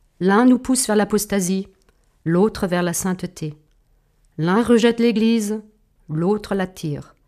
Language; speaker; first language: French; non-native, fluent; German